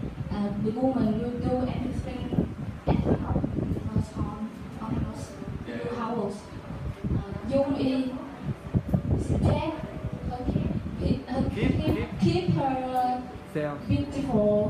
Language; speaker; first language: English; non-native, learner; Vietnamese